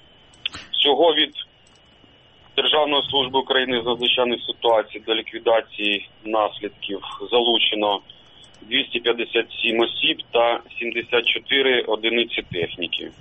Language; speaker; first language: Ukrainian; native; Ukrainian